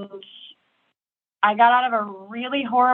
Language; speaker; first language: English; native; English